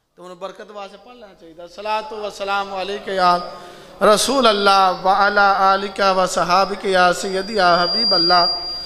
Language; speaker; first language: Urdu; non-native, local second language; Punjabi